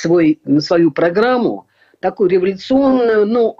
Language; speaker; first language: Russian; native; Russian